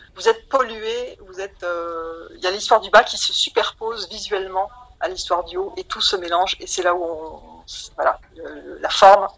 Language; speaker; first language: French; native; French